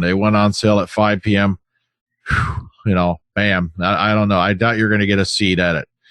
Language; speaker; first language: English; native; English